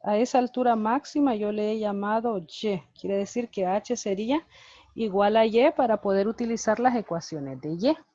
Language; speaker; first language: Spanish; native; Spanish